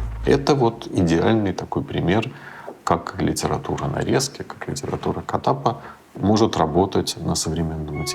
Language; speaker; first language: Russian; native; Russian